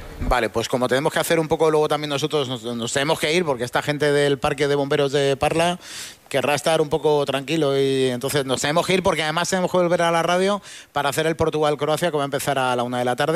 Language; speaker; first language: Spanish; native; Spanish